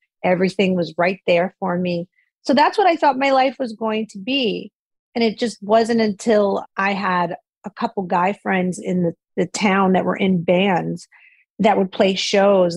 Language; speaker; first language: English; native; English